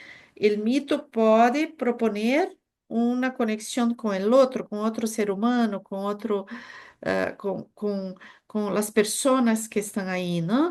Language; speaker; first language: Spanish; non-native, fluent; Portuguese